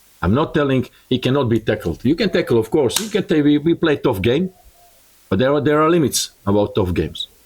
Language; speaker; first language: English; non-native, learner; Croatian